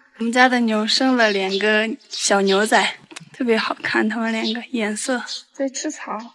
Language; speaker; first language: Chinese; non-native, local second language; Tibetan